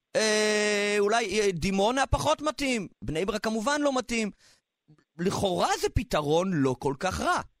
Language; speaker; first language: Hebrew; native; Hebrew